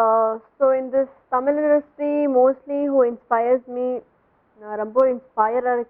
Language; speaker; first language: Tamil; non-native, local second language; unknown